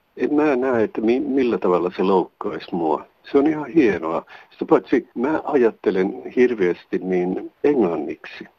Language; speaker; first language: Finnish; native; Finnish